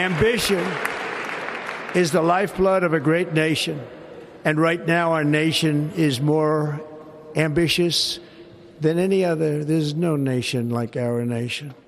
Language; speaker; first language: English; native; English